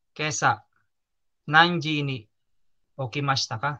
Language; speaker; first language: Japanese; non-native, fluent; Filipino